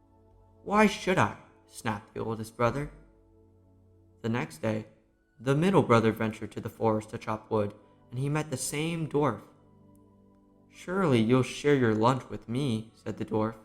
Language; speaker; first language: English; native; English